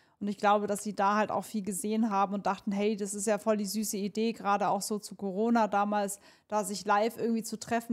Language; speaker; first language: German; native; German